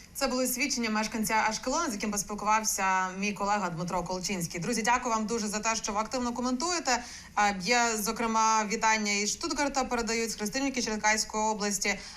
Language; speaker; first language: Ukrainian; native; Ukrainian